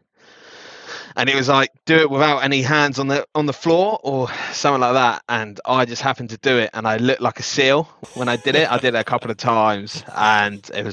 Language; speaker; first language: English; native; English